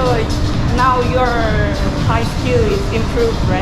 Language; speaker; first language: English; non-native, learner; Thai